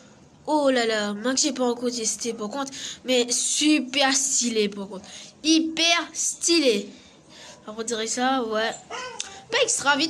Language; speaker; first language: French; native; French